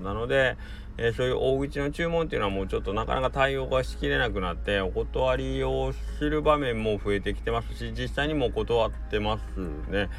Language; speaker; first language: Japanese; native; Japanese